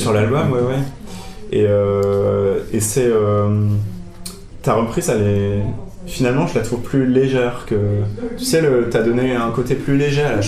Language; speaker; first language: French; native; French